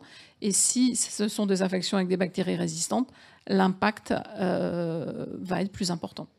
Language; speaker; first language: French; native; French